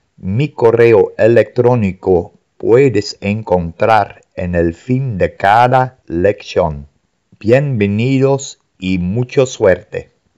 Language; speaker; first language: Spanish; non-native, fluent; Dutch